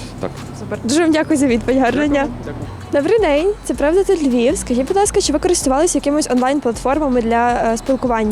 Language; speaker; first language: Ukrainian; native; Ukrainian